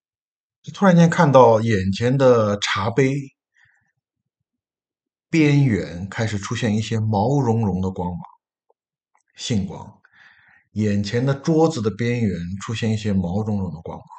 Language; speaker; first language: Chinese; native; Chinese